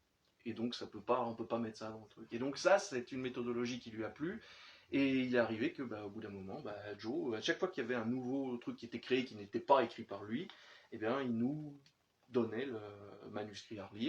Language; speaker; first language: French; native; French